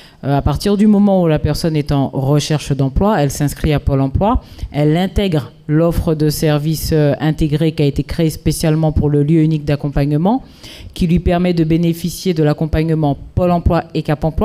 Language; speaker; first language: French; native; French